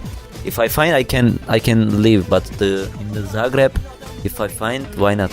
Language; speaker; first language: English; non-native, learner; Turkish